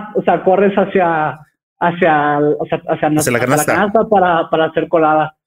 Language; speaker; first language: Spanish; native; Spanish